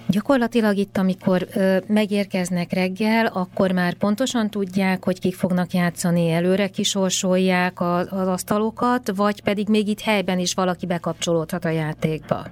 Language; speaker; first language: Hungarian; native; Hungarian